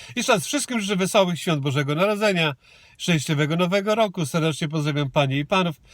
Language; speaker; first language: Polish; native; Polish